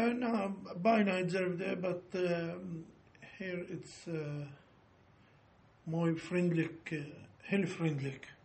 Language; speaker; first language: Dutch; non-native, learner; Arabic